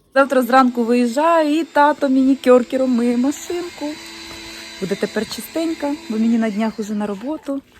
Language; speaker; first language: Ukrainian; native; Ukrainian